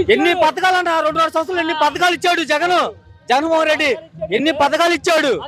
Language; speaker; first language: Telugu; native; Telugu